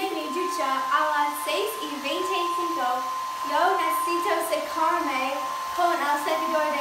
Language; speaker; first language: Spanish; non-native, learner; English